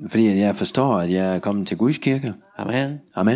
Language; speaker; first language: Danish; non-native, learner; Russian